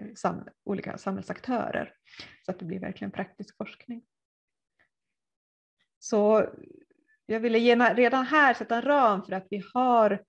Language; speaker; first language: Swedish; native; Swedish